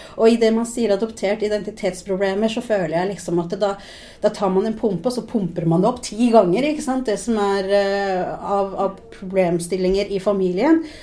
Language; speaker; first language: Norwegian; early bilingual, other home language; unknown